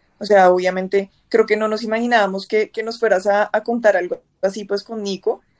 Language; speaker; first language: Spanish; native; Spanish